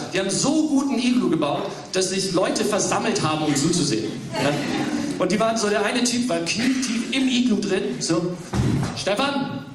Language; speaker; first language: German; early bilingual, other home language; English